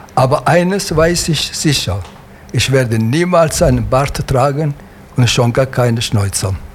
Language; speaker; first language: German; non-native, fluent; Italian